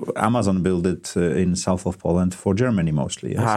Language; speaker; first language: English; non-native, fluent; Polish